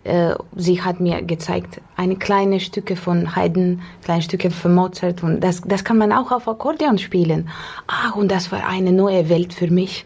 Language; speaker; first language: German; non-native, learner; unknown